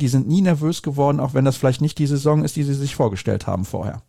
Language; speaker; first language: German; native; German